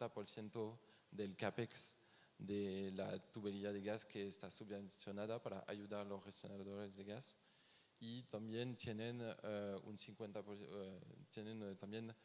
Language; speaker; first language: Spanish; non-native, fluent; French